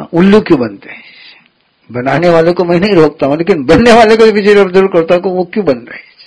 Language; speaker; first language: Hindi; non-native, local second language; Gujarati